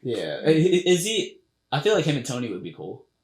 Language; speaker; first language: English; native; English